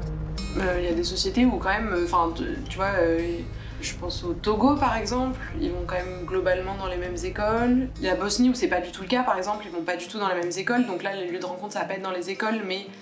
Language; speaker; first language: French; native; French